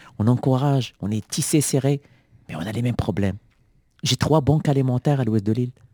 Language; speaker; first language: French; non-native, local second language; Arabic